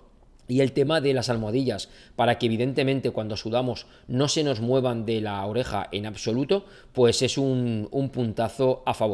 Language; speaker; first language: Spanish; native; Spanish